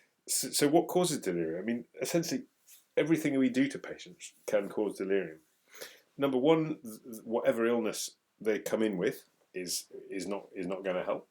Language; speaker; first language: English; native; English